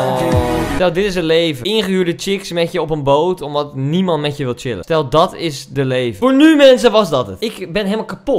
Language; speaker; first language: Dutch; native; Dutch